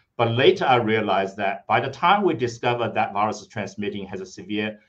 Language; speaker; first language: English; non-native, fluent; Chinese